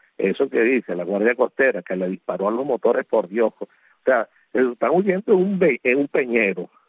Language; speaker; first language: Spanish; native; Spanish